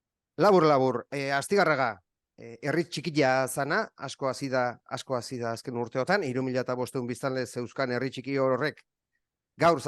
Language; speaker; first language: Basque; native; Basque